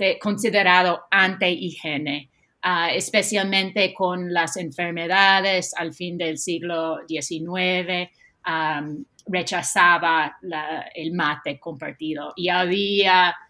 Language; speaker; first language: Spanish; non-native, fluent; English